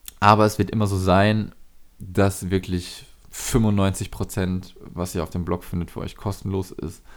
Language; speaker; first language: German; native; German